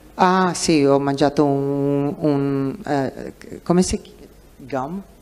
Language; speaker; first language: Italian; non-native, fluent; English